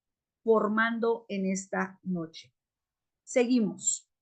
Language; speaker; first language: Spanish; native; Spanish